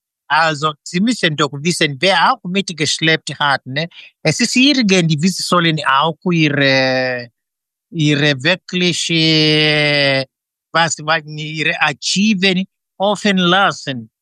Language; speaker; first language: German; non-native, fluent; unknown